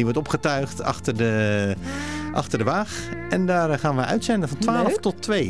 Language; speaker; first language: Dutch; native; Dutch